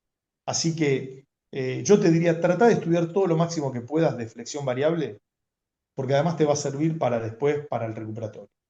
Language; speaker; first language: Spanish; native; Spanish